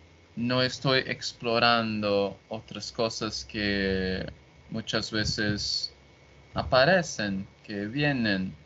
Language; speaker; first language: Spanish; non-native, learner; Portuguese